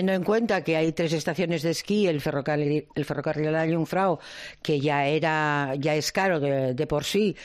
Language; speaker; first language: Spanish; native; Spanish